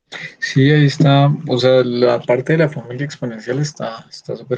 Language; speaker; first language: Spanish; native; Spanish